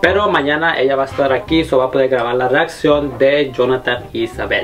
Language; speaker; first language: Spanish; native; Spanish